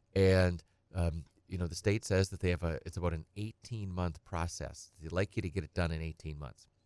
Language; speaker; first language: English; native; English